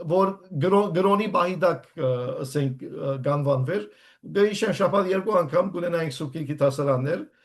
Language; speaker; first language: Armenian; native; Armenian